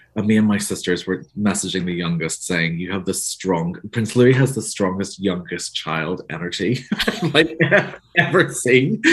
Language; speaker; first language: English; native; English